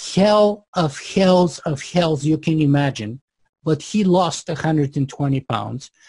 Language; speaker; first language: English; non-native, fluent; Bulgarian